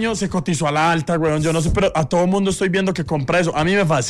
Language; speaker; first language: Spanish; native; Spanish